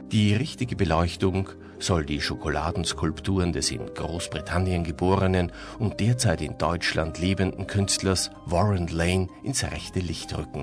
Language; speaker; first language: German; native; German